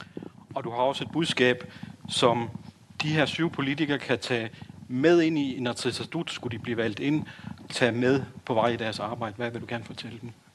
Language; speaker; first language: Danish; native; Danish